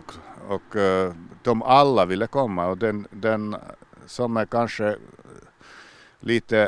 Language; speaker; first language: Swedish; non-native, local second language; Finnish